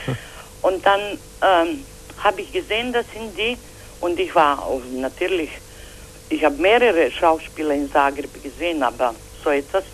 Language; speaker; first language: German; non-native, fluent; Croatian